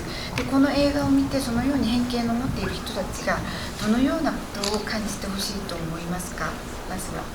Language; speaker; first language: Japanese; non-native, fluent; Korean